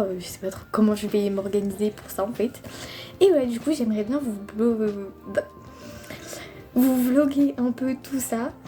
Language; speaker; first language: French; native; French